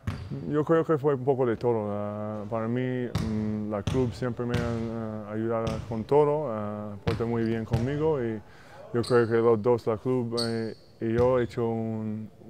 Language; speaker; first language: Spanish; non-native, fluent; English